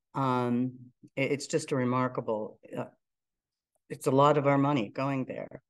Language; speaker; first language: English; native; English